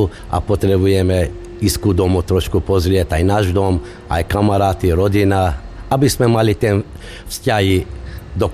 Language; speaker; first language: Slovak; non-native, local second language; Macedonian